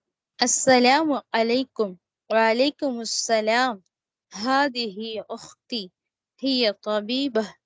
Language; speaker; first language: Arabic; non-native, learner; Tamil